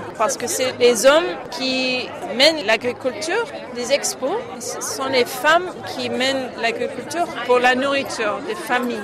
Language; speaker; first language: French; non-native, fluent; English